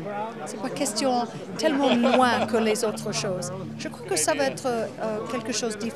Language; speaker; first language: French; non-native, fluent; English